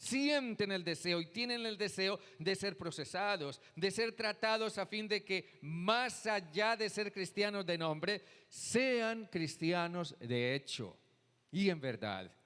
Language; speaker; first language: Spanish; native; Spanish